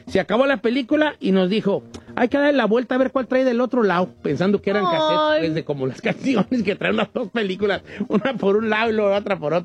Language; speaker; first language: Spanish; native; Spanish